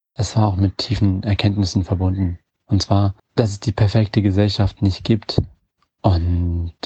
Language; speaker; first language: German; native; German